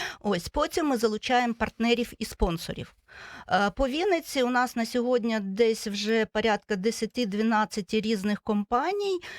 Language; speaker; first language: Ukrainian; non-native, local second language; Russian